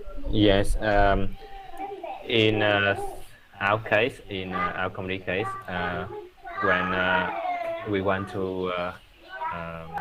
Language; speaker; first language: English; non-native, learner; Vietnamese